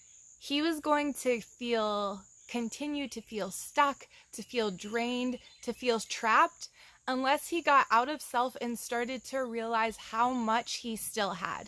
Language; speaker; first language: English; native; English